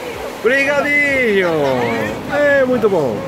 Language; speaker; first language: Portuguese; non-native, learner; Spanish